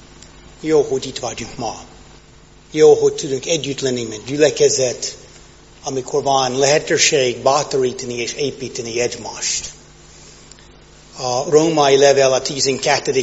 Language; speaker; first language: Hungarian; non-native, fluent; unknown